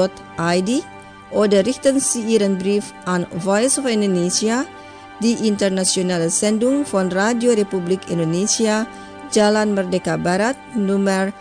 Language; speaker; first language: German; non-native, fluent; Indonesian